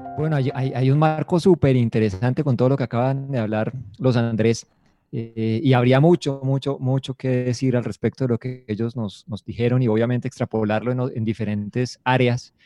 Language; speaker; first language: Spanish; native; Spanish